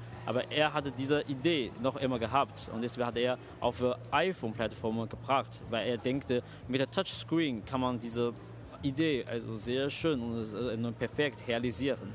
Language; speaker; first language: German; non-native, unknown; Chinese